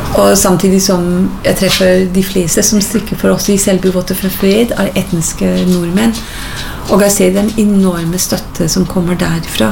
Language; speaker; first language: Norwegian; non-native, fluent; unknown